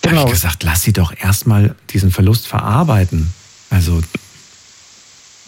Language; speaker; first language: German; native; German